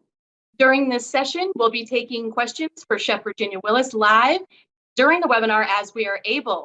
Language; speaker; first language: English; native; English